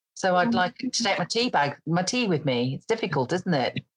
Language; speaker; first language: English; native; English